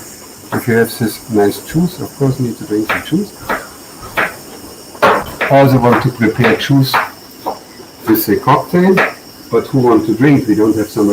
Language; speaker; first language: English; non-native, learner; German